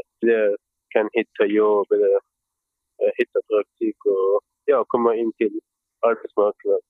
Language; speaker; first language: Swedish; non-native, fluent; Persian